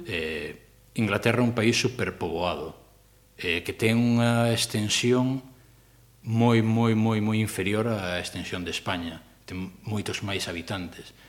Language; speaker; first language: Galician; non-native, local second language; Spanish